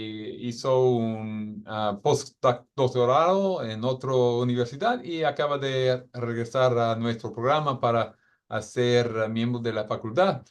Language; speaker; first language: Spanish; non-native, fluent; English